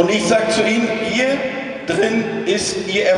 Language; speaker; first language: German; non-native, fluent; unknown